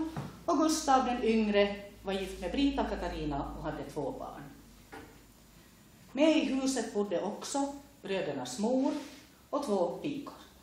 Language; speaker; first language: Swedish; native; Swedish